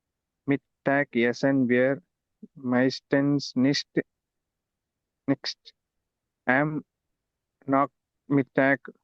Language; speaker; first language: German; non-native, learner; Tamil